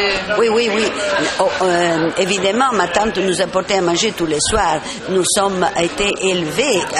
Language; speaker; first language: French; non-native, fluent; Italian